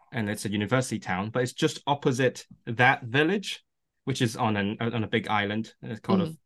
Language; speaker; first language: English; non-native, local second language; Cantonese